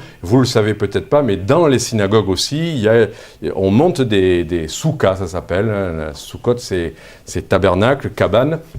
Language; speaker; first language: French; native; French